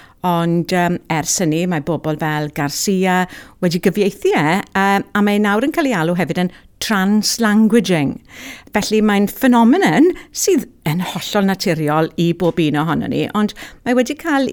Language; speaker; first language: Welsh; native; Welsh